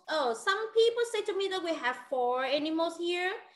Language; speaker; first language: English; non-native, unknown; Vietnamese